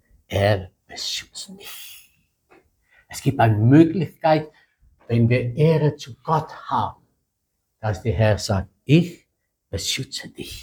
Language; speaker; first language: German; non-native, fluent; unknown